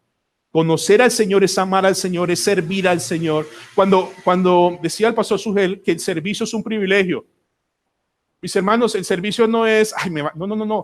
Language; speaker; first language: Spanish; native; Spanish